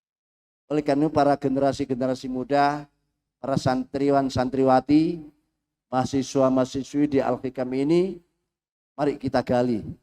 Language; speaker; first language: Indonesian; native; Indonesian